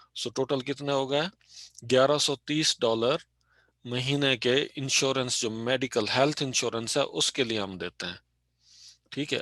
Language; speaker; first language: Urdu; non-native, local second language; Punjabi